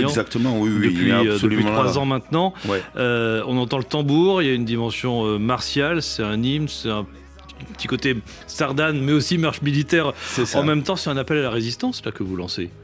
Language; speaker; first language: French; native; French